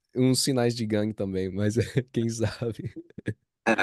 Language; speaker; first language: Portuguese; non-native, fluent; English